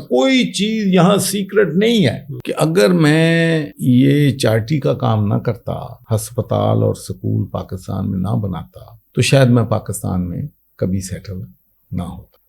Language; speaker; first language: Urdu; non-native, local second language; Punjabi